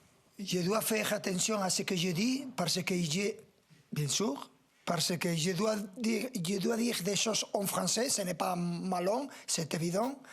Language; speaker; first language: French; non-native, fluent; Spanish